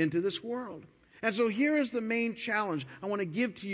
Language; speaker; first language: English; native; English